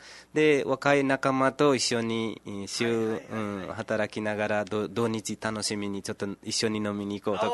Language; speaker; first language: Japanese; non-native, fluent; Nepali